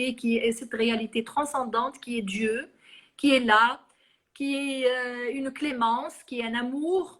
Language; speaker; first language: French; non-native, local second language; Arabic